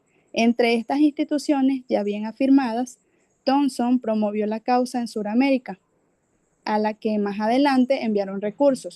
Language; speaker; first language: Spanish; native; Spanish